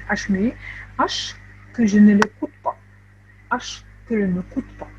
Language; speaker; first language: French; non-native, fluent; Arabic